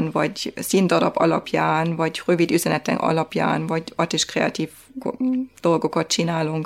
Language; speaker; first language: Hungarian; non-native, fluent; German